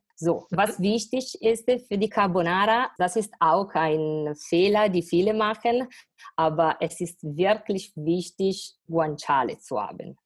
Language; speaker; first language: German; non-native, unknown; Italian